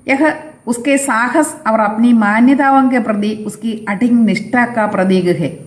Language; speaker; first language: Hindi; non-native, local second language; Malayalam